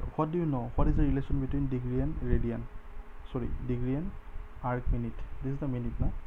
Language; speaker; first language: English; non-native, local second language; Assamese